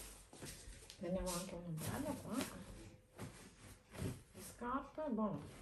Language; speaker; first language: Italian; non-native, fluent; Lithuanian